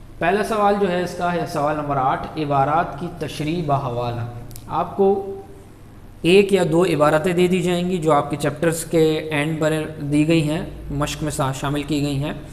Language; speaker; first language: Urdu; native; Urdu